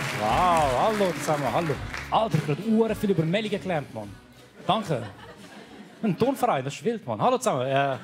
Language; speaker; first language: German; early bilingual, other home language; Croatian